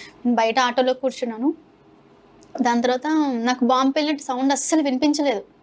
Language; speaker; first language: Telugu; non-native, local second language; Hindi